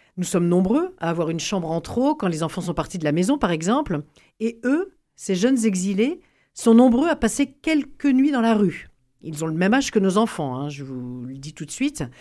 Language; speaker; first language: French; native; French